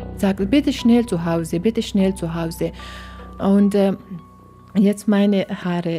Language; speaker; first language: German; non-native, learner; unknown